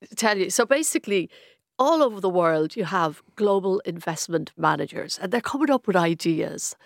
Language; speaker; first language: English; native; English